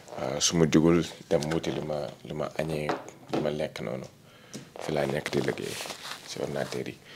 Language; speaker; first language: Wolof; early bilingual, heritage; Wolof